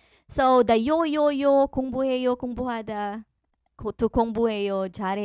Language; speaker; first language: Korean; non-native, fluent; Filipino